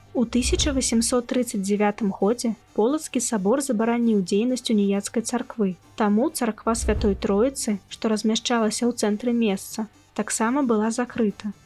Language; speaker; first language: Belarusian; native; Belarusian